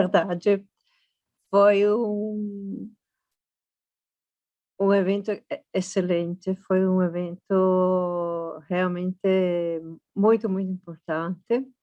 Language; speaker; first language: Portuguese; non-native, fluent; Italian